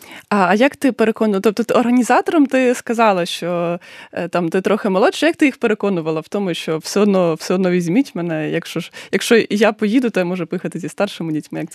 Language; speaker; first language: Ukrainian; native; Ukrainian